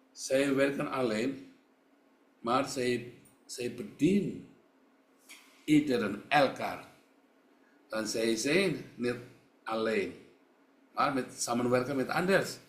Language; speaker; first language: Dutch; non-native, learner; Indonesian